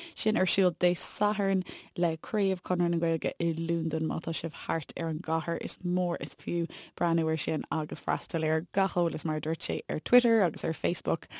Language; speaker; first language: Irish; native; Irish